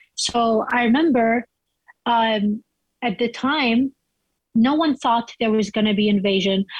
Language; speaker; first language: English; non-native, fluent; Arabic